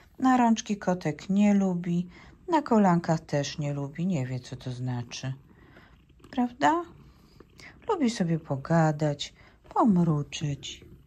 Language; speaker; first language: Polish; native; Polish